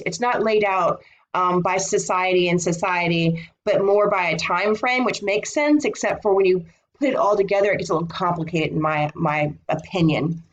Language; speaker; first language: English; native; English